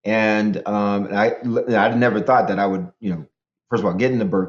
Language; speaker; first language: English; native; English